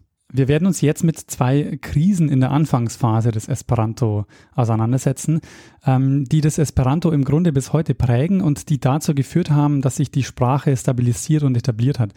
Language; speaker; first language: German; native; German